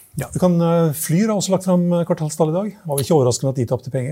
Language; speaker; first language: Norwegian; native; Norwegian